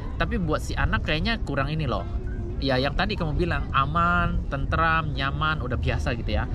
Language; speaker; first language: Indonesian; native; Indonesian